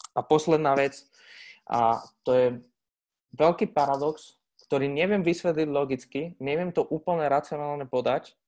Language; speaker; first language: Slovak; non-native, fluent; Spanish